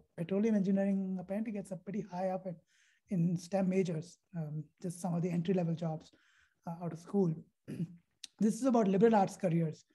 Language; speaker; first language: English; non-native, local second language; Hindi